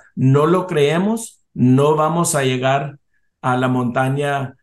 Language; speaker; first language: Spanish; early bilingual, heritage; Spanish